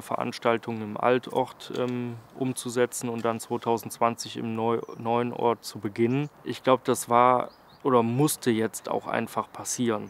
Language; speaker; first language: German; native; German